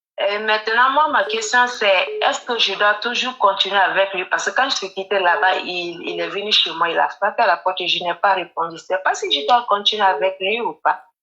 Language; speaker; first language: French; non-native, local second language; Mandingo